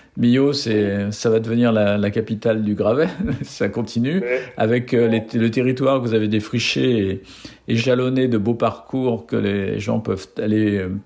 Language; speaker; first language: French; native; French